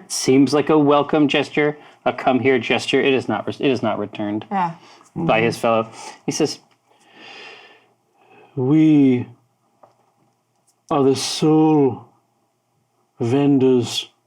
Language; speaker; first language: English; native; English